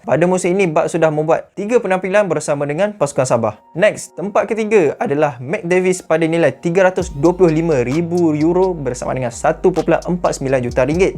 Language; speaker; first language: Malay; native; Malay